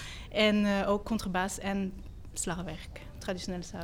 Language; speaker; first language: Dutch; non-native, fluent; French